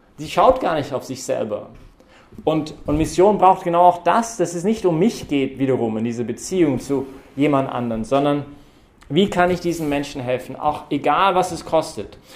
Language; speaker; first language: German; non-native, fluent; English